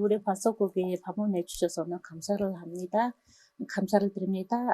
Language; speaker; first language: Korean; non-native, fluent; Mongolian